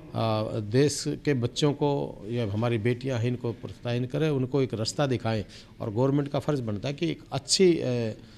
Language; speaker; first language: Hindi; native; Hindi